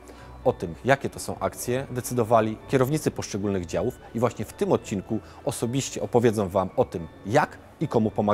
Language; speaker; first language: Polish; native; Polish